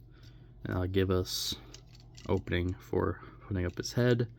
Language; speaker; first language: English; native; English